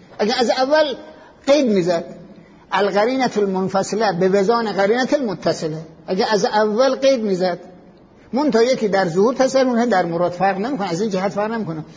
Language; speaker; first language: Persian; native; Persian